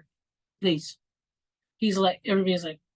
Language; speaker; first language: English; native; English